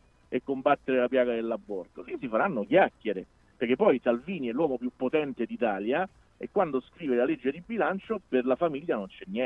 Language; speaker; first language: Italian; native; Italian